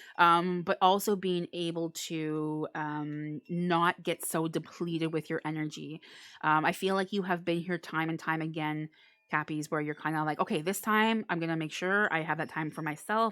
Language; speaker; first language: English; native; English